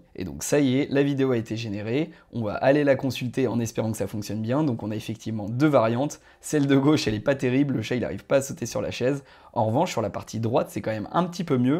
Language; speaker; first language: French; native; French